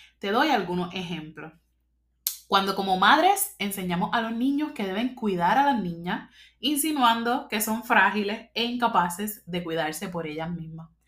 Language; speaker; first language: Spanish; native; Spanish